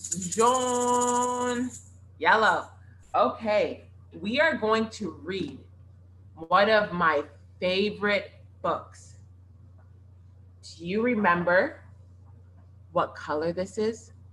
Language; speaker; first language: English; early bilingual, other home language; French